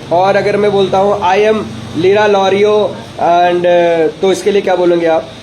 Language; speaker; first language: Hindi; native; Hindi